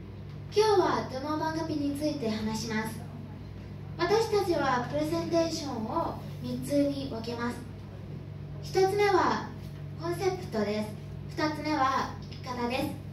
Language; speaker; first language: Japanese; non-native, learner; Thai